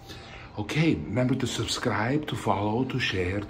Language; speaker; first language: English; non-native, fluent; Hungarian